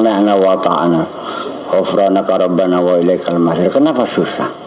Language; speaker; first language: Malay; non-native, local second language; Javanese